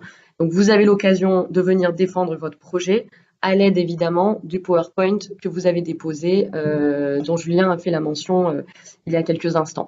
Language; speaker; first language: French; native; French